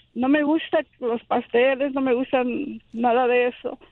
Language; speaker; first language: Spanish; native; Spanish